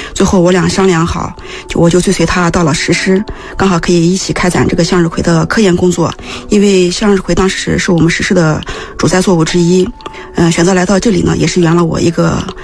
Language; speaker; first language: Chinese; native; Chinese